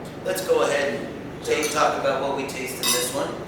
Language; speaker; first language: English; native; English